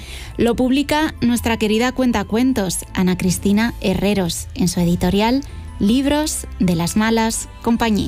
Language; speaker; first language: Spanish; native; Spanish